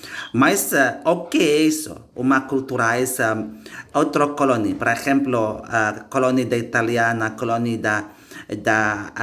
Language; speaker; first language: Portuguese; non-native, learner; Indonesian